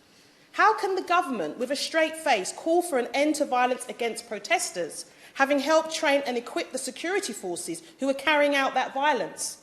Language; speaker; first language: English; native; English